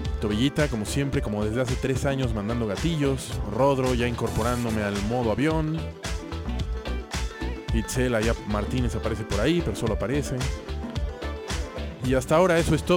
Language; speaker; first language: Spanish; native; Spanish